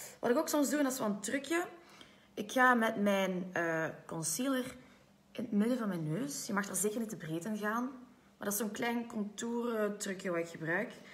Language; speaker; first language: Dutch; native; Dutch